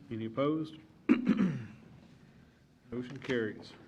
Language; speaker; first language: English; native; English